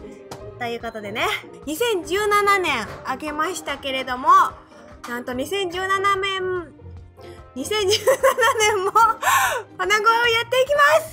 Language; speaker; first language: Japanese; native; Japanese